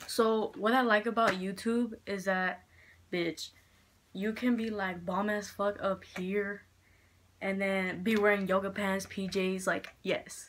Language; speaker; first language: English; native; English